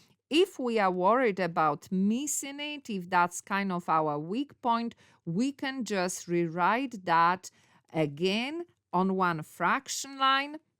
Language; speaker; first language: English; non-native, fluent; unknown